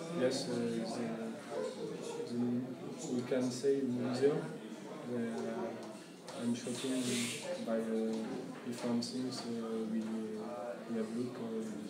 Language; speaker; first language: English; non-native, learner; French